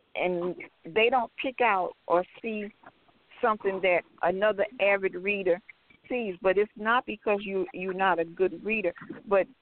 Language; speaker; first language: English; native; English